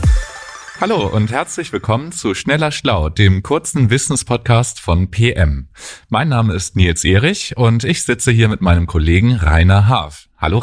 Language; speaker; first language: German; native; German